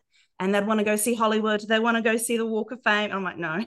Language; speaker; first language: English; native; English